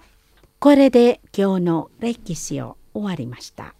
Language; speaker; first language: Japanese; non-native, fluent; Indonesian